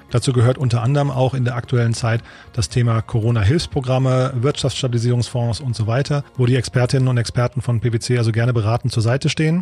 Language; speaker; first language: German; native; German